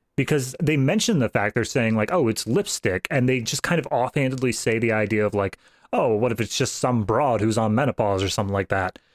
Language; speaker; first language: English; native; English